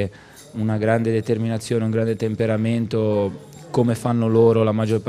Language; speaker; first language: Italian; native; Italian